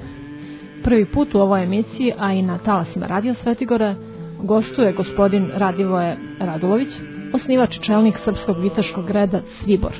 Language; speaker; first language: Serbian; native; Serbian